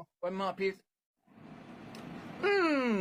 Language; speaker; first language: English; non-native, learner; Thai